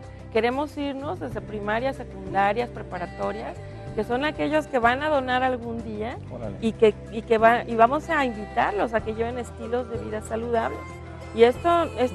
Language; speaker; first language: Spanish; native; Spanish